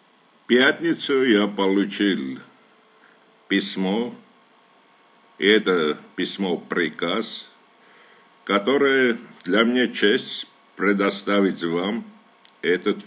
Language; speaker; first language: Russian; non-native, fluent; Armenian